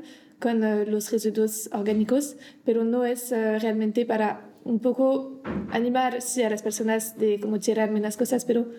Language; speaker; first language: Spanish; non-native, learner; French